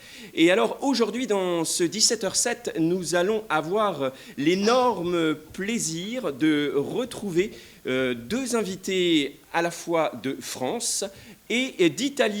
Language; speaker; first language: French; native; French